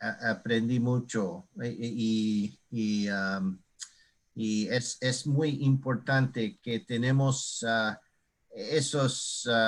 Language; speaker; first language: Spanish; non-native, learner; English